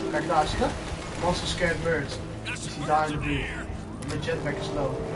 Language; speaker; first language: Dutch; native; Dutch